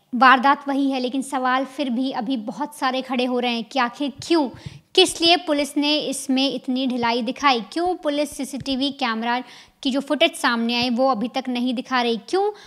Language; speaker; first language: Hindi; native; Hindi